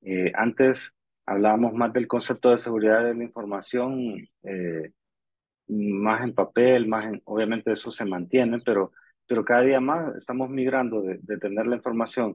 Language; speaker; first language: Spanish; native; Spanish